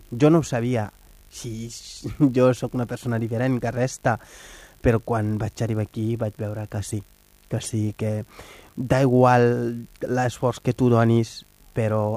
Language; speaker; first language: Catalan; non-native, fluent; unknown